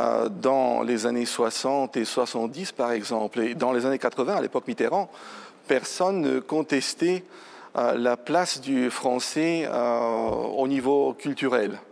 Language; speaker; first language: French; non-native, fluent; Bulgarian